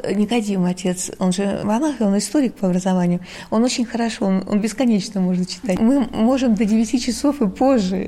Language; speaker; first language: Russian; native; Russian